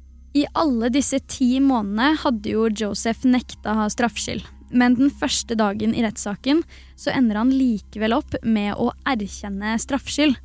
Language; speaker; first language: Norwegian; native; Norwegian